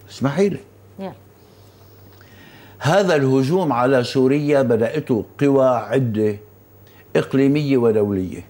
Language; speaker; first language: Arabic; native; Arabic